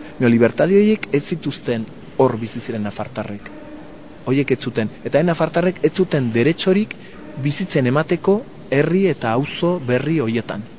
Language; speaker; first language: Basque; non-native, local second language; Spanish